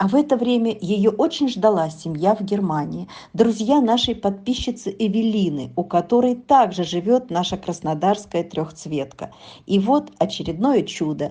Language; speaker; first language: Russian; native; Russian